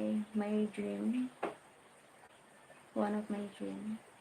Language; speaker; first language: English; non-native, learner; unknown